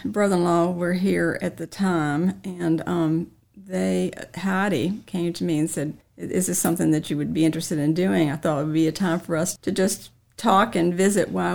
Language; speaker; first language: English; native; English